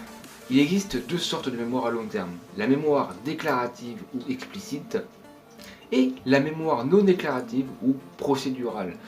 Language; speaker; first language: French; native; French